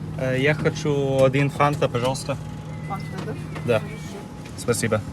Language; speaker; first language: Russian; non-native, learner; English